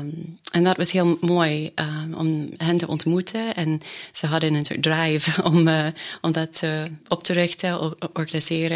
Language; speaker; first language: Dutch; non-native, fluent; English